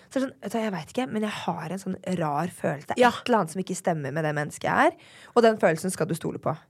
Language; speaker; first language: Norwegian; native; Norwegian